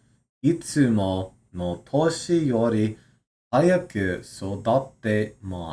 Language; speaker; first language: Japanese; non-native, learner; English